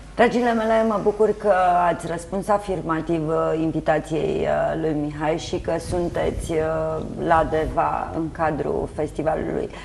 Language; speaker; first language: Romanian; native; Romanian